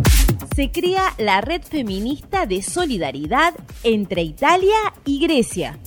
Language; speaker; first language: Spanish; native; Spanish